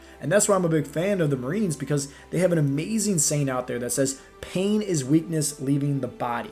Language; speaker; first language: English; native; English